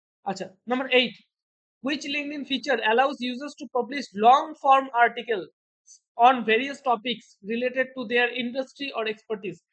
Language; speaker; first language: English; non-native, local second language; Bangla